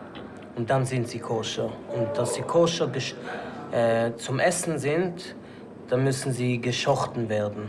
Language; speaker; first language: German; non-native, fluent; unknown